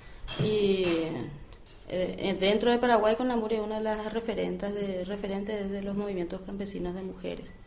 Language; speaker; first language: Spanish; native; Spanish